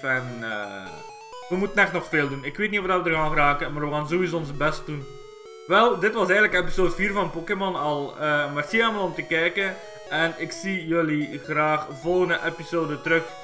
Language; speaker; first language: Dutch; native; Dutch